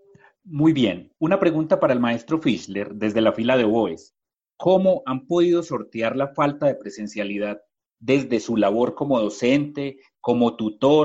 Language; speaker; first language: Spanish; native; Spanish